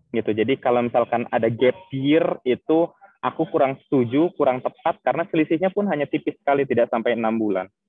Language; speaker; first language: Indonesian; native; Indonesian